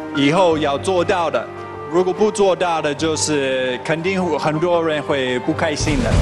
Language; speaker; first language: Chinese; non-native, fluent; English